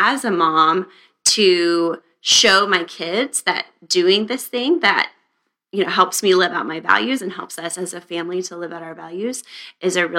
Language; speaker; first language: English; native; English